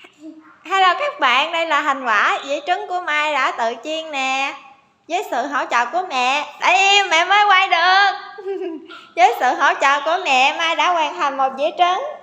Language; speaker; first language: Vietnamese; native; Vietnamese